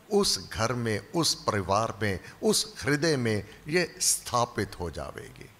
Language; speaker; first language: Hindi; native; Hindi